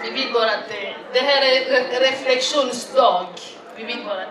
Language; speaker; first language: Swedish; non-native, fluent; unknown